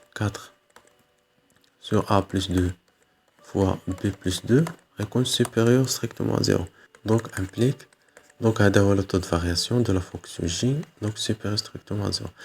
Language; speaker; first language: French; non-native, local second language; Arabic